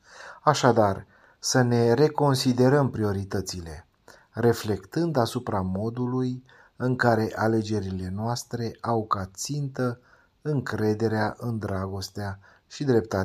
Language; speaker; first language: Romanian; native; Romanian